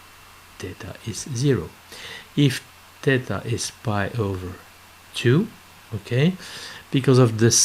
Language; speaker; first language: English; non-native, fluent; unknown